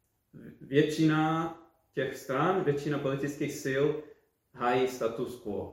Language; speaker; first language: Czech; non-native, fluent; English